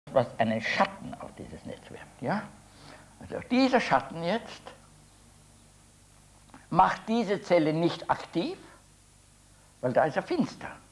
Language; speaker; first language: German; native; German